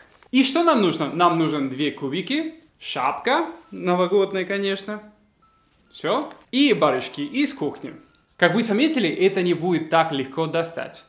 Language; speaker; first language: Russian; non-native, fluent; Spanish